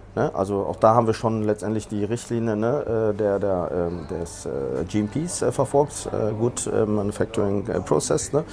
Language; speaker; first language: German; early bilingual, other home language; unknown